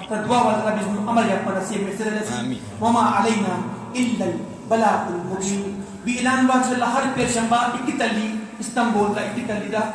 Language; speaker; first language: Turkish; non-native, learner; Urdu